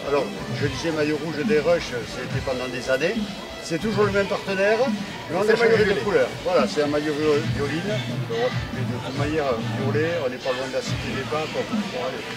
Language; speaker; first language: French; native; French